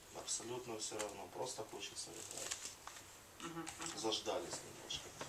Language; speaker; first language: Russian; native; Russian